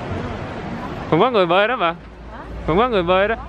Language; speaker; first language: Vietnamese; early bilingual, heritage; Vietnamese